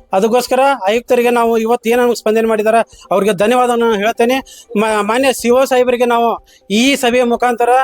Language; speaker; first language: Kannada; native; Kannada